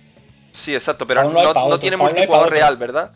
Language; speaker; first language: Spanish; native; Spanish